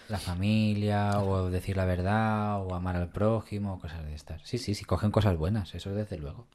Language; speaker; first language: Spanish; native; Spanish